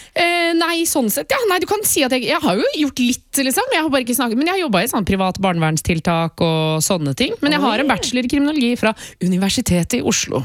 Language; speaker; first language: Norwegian; native; Norwegian